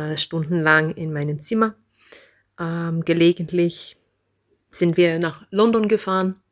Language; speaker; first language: German; non-native, fluent; English